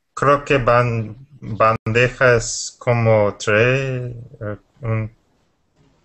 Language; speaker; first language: Spanish; non-native, learner; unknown